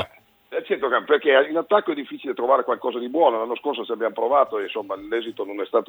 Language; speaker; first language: Italian; native; Italian